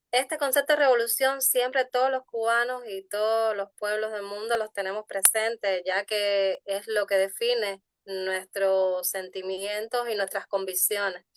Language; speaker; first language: Spanish; native; Spanish